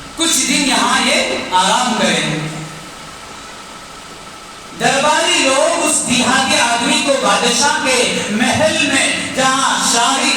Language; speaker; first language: Urdu; native; Urdu